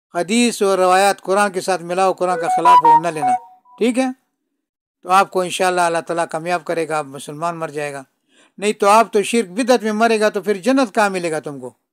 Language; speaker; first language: Urdu; non-native, local second language; Pashto